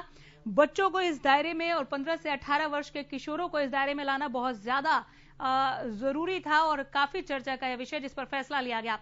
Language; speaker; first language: Hindi; native; Hindi